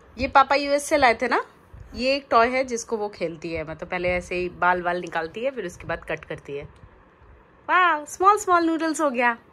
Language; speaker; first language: Hindi; non-native, local second language; Bangla